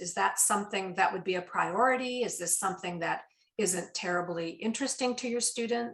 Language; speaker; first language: English; native; English